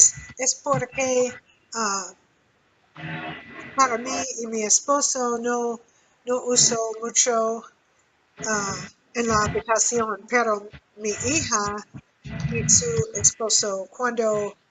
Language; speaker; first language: Spanish; non-native, learner; English